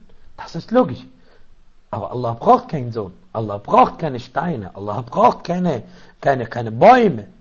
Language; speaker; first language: German; non-native, fluent; Arabic